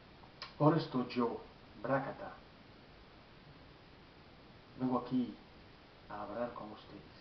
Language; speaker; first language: Spanish; non-native, learner; Haitian Creole